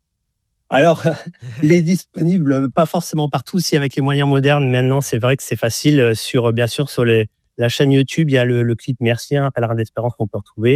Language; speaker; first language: French; native; French